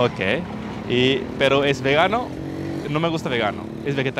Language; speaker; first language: Spanish; non-native, learner; Hindi